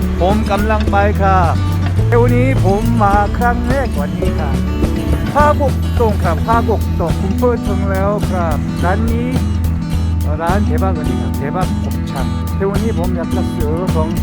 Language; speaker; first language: Thai; non-native, learner; Korean